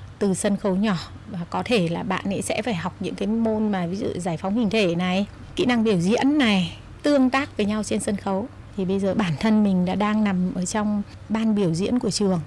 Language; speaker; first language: Vietnamese; native; Vietnamese